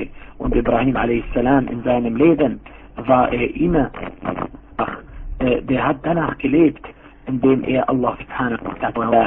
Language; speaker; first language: German; non-native, fluent; Arabic